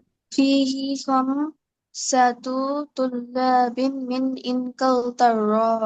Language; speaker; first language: Arabic; non-native, learner; Bangla